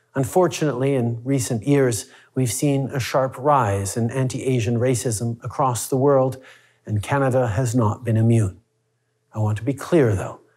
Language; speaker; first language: English; early bilingual, other home language; French